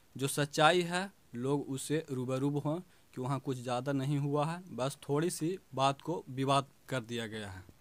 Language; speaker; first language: Hindi; native; Hindi